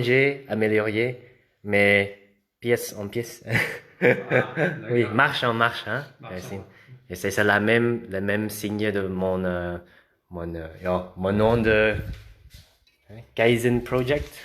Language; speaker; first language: French; non-native, learner; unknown